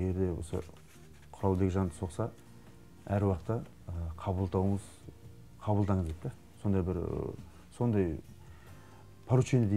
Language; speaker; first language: Kazakh; native; Kazakh